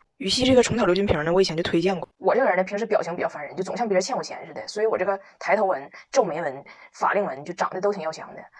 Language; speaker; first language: Chinese; native; Chinese